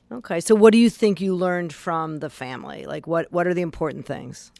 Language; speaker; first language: English; native; English